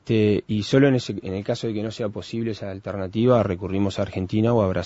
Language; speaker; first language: Spanish; native; Spanish